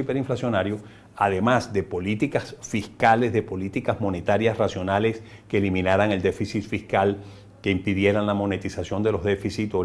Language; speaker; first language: Spanish; native; Spanish